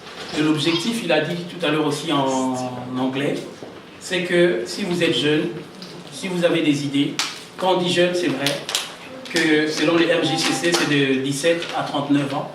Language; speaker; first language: French; non-native, local second language; Lingala